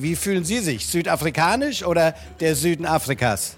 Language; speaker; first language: German; native; German